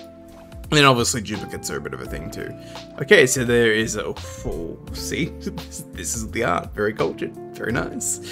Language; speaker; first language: English; native; English